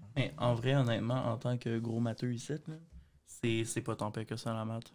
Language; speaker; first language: French; native; French